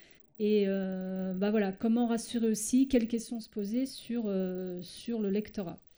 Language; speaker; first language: French; native; French